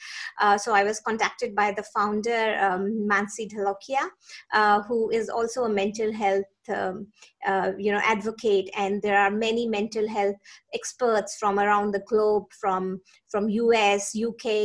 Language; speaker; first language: English; non-native, local second language; Hindi